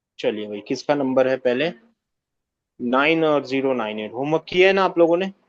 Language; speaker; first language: Hindi; native; Hindi